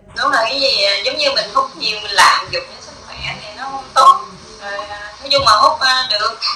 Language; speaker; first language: Vietnamese; native; Vietnamese